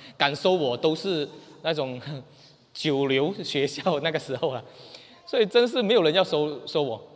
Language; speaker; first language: Chinese; native; Chinese